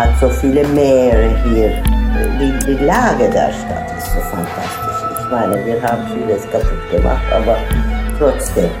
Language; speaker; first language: German; non-native, fluent; Turkish